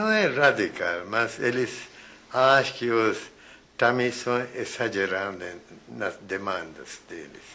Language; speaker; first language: Portuguese; non-native, fluent; Sinhala